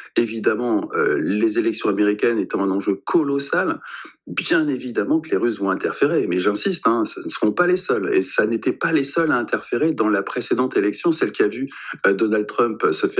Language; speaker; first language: French; native; French